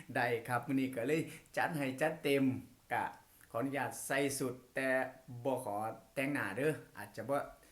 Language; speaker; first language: Thai; native; Thai